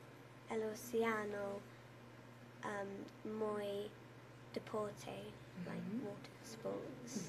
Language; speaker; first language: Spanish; non-native, learner; English